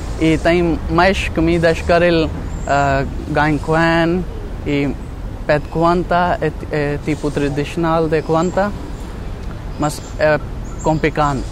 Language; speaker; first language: Portuguese; non-native, learner; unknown